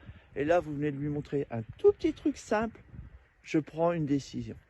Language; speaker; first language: French; native; French